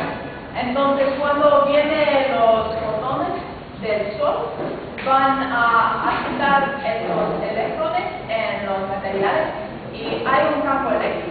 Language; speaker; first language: Spanish; non-native, fluent; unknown